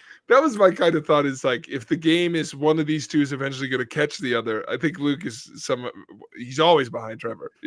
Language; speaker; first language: English; native; English